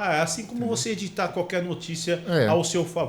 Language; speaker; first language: Portuguese; native; Portuguese